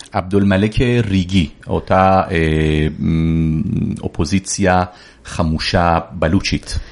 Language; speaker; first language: Hebrew; early bilingual, other home language; Persian